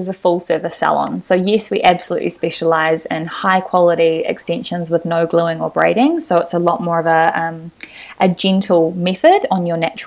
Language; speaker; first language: English; native; English